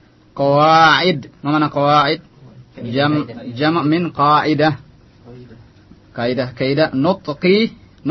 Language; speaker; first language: Arabic; non-native, fluent; Indonesian